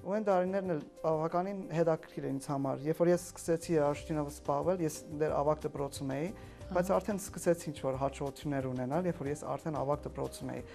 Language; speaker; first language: Armenian; early bilingual, heritage; Armenian